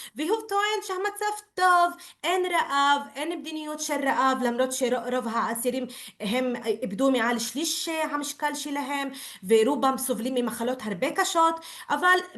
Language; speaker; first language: Hebrew; non-native, local second language; Arabic